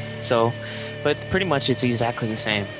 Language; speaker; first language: English; native; English